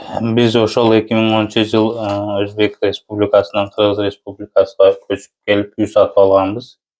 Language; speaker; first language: Kyrgyz; early bilingual, heritage; Kyrgyz